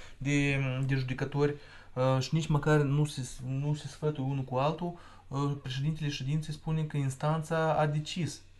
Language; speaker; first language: Romanian; non-native, local second language; Russian